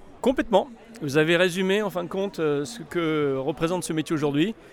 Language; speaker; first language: French; native; French